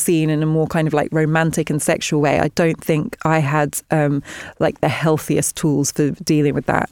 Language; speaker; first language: English; native; English